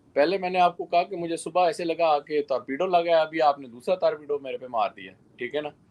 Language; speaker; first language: Urdu; non-native, local second language; Sindhi